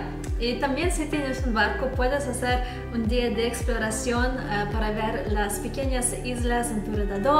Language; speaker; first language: Spanish; non-native, fluent; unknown